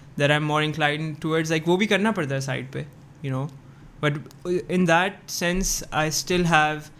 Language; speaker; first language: English; early bilingual, other home language; Urdu